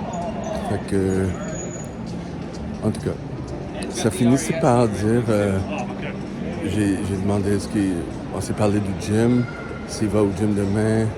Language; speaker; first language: French; native; French